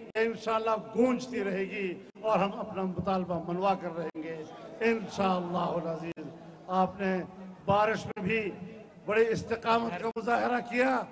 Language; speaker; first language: Urdu; non-native, local second language; Pashto